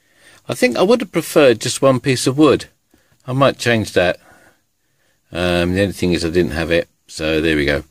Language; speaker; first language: English; native; English